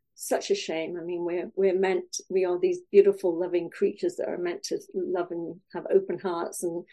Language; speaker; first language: English; native; English